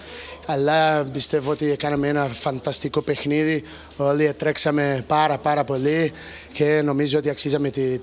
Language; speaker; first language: Greek; non-native, fluent; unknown